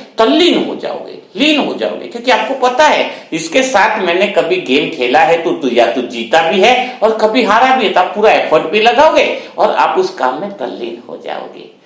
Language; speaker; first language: Hindi; non-native, local second language; Gujarati